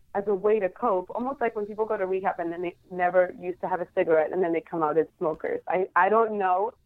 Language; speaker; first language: English; non-native, fluent; Spanish